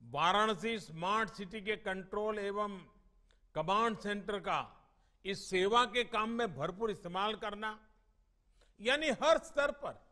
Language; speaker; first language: Hindi; non-native, local second language; Gujarati